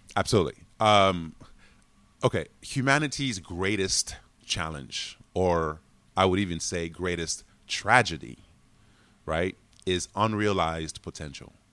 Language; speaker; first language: English; non-native, fluent; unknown